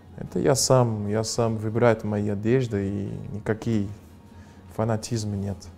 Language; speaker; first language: Russian; non-native, fluent; Portuguese